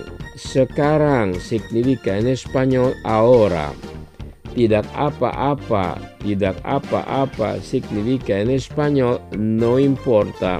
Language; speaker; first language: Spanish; non-native, fluent; Indonesian